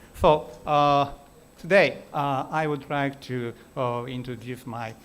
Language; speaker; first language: English; non-native, learner; Japanese